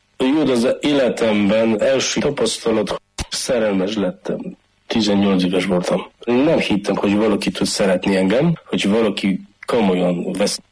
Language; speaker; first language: Hungarian; non-native, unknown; Polish